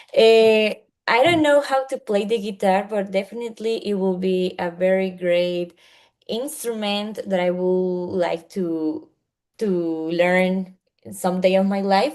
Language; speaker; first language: English; non-native, learner; Spanish